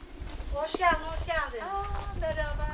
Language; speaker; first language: Turkish; native; Turkish